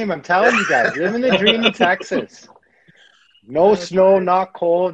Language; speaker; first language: English; native; English